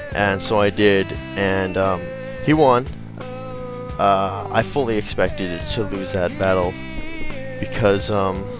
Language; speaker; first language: English; native; English